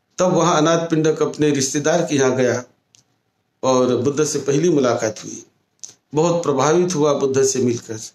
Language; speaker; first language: Hindi; non-native, local second language; Marathi